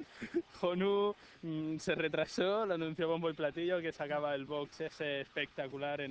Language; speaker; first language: Spanish; native; Spanish